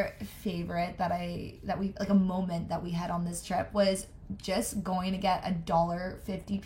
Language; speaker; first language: English; native; English